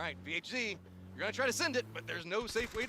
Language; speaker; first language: English; native; English